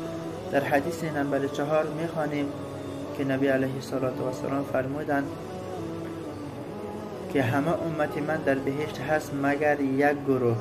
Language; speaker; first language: Persian; native; Persian